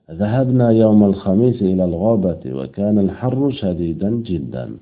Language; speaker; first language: Arabic; non-native, fluent; Uzbek